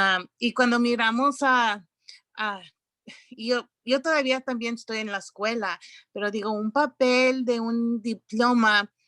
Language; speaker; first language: Spanish; early bilingual, heritage; Spanish